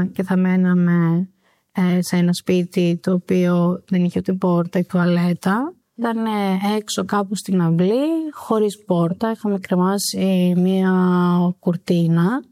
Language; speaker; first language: Greek; early bilingual, other home language; Albanian